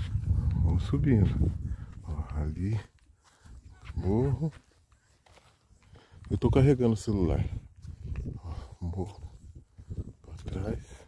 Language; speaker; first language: Portuguese; native; Portuguese